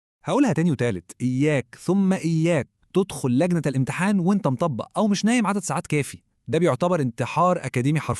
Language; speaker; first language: Arabic; native; Arabic